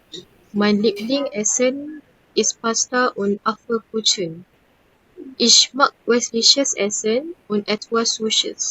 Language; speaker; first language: German; non-native, learner; Malay